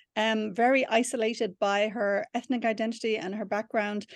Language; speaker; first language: English; native; English